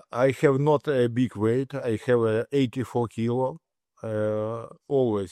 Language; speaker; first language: English; non-native, learner; Russian